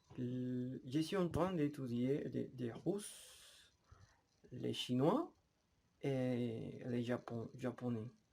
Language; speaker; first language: French; non-native, learner; Spanish